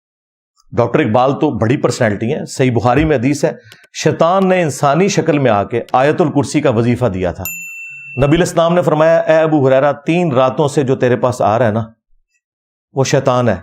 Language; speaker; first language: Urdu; non-native, local second language; Punjabi